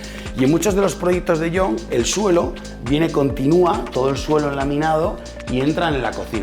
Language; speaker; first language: Spanish; native; Spanish